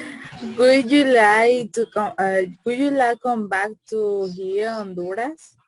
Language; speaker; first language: English; non-native, learner; Spanish